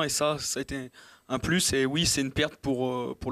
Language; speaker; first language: French; native; French